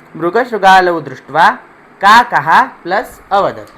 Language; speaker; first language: Hindi; non-native, local second language; Marathi